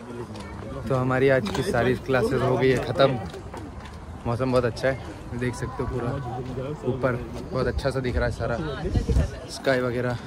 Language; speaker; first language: Hindi; native; Hindi